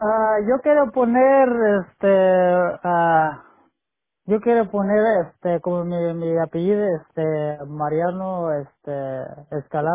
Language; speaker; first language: Spanish; non-native, local second language; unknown